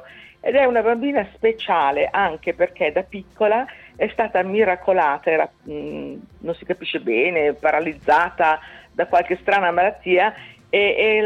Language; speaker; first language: Italian; native; Italian